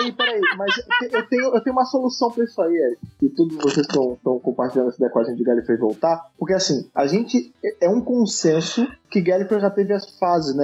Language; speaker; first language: Portuguese; native; Portuguese